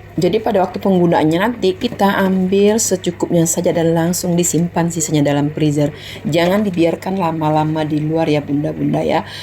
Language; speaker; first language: Indonesian; non-native, local second language; Minangkabau